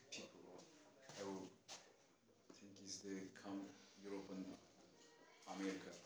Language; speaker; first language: English; non-native, learner; Turkish